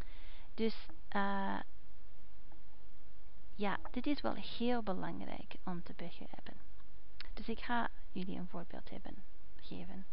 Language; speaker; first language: Dutch; non-native, fluent; English